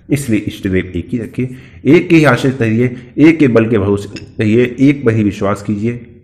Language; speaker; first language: Hindi; native; Hindi